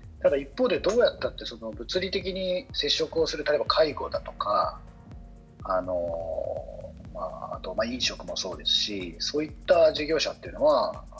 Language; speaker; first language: Japanese; native; Japanese